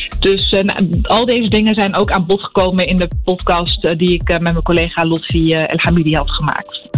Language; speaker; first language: Dutch; early bilingual, other home language; Arabic